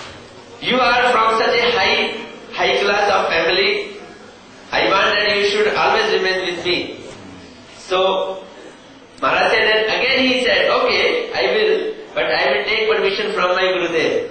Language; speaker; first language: English; non-native, local second language; Hindi